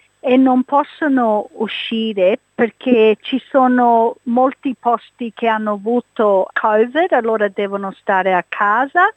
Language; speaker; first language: Italian; early bilingual, heritage; English